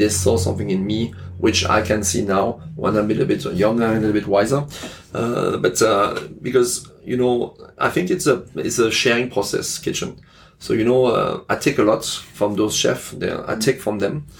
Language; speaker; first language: English; non-native, fluent; French